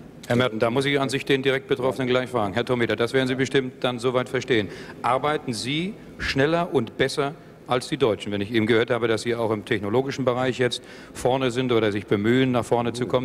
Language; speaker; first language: German; native; German